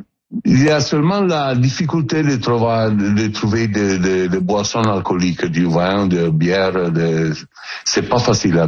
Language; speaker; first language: French; non-native, learner; Italian